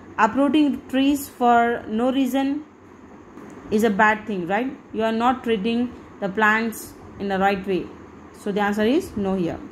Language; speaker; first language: English; non-native, local second language; Bangla